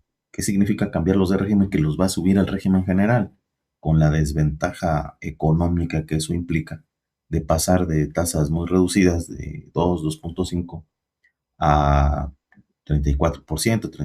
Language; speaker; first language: Spanish; native; Spanish